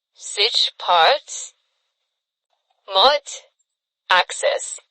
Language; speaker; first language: English; non-native, fluent; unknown